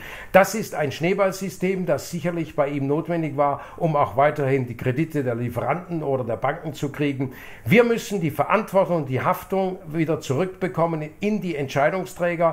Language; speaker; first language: German; native; German